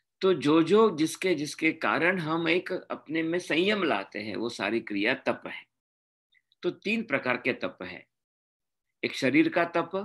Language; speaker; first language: Hindi; non-native, local second language; Marathi